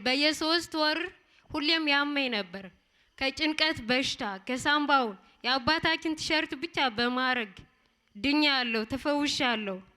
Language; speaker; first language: Amharic; non-native, local second language; Tigrinya